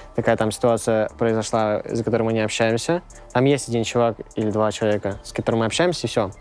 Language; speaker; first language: Russian; native; Russian